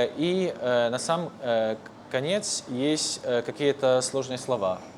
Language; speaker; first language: Russian; non-native, fluent; Polish